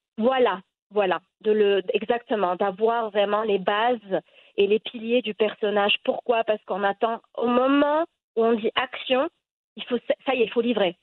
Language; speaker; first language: French; non-native, local second language; Arabic